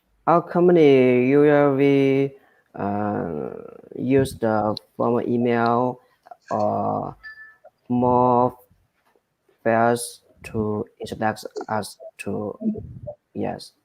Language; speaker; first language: English; non-native, learner; Chinese